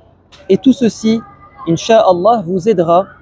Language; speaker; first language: French; native; French